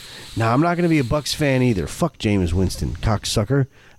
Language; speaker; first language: English; native; English